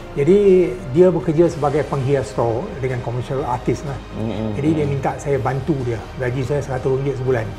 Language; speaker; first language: Malay; native; Malay